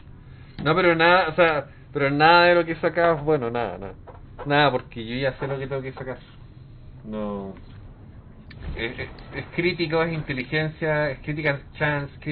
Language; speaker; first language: Spanish; native; Spanish